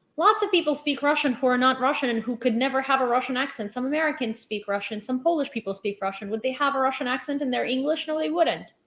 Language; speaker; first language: English; non-native, fluent; Ukrainian